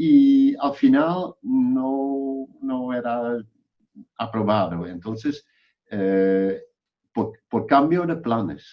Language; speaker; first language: Spanish; non-native, fluent; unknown